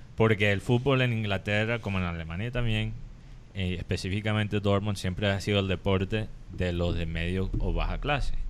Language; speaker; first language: Spanish; non-native, fluent; English